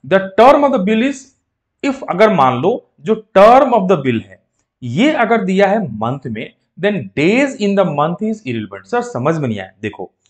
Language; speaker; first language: Hindi; native; Hindi